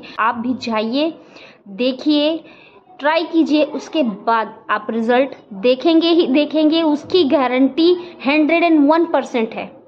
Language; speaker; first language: Hindi; native; Hindi